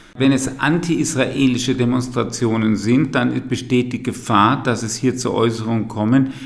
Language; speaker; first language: German; non-native, fluent; Hebrew